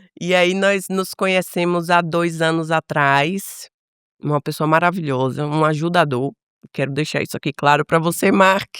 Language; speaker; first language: Portuguese; native; Portuguese